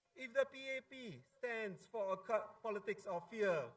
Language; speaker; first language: English; non-native, local second language; Malay